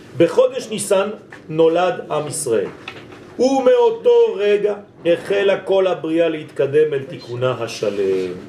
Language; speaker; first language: Hebrew; non-native, fluent; French